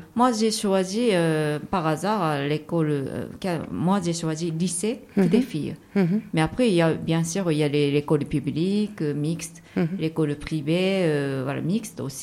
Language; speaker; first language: French; non-native, fluent; Japanese